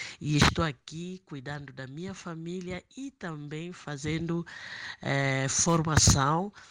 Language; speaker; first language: Portuguese; native; Portuguese